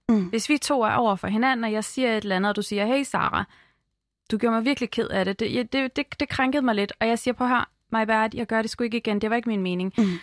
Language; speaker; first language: Danish; early bilingual, other home language; Arabic